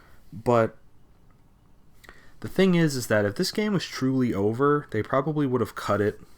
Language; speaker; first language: English; native; English